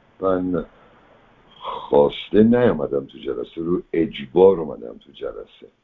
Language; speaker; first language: Persian; non-native, local second language; Italian